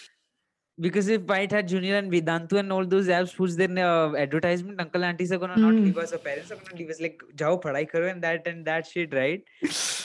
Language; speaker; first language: English; non-native, local second language; Hindi